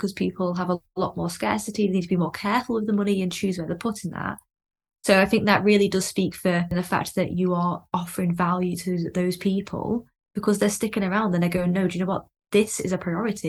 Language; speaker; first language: English; native; English